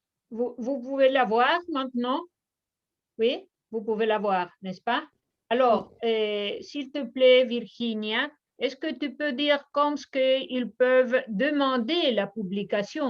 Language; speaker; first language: French; non-native, fluent; Spanish